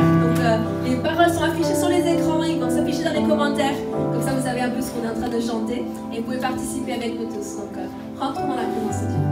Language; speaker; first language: French; native; French